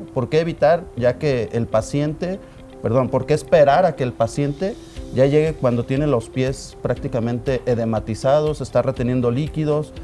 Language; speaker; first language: Spanish; native; Spanish